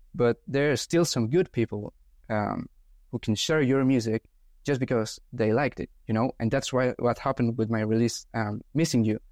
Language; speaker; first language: English; non-native, fluent; Spanish